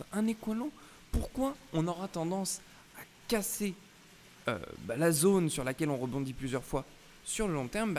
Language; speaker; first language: French; native; French